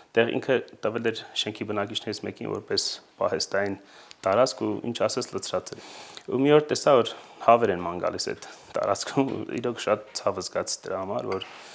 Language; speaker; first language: Armenian; native; Armenian